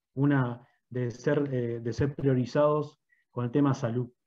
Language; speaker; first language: Spanish; native; Spanish